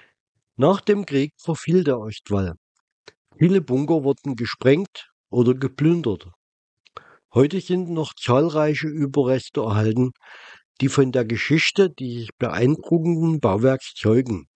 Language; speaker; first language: German; native; German